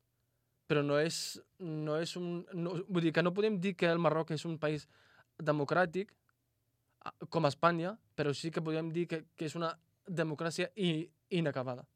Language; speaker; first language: Catalan; non-native, fluent; Arabic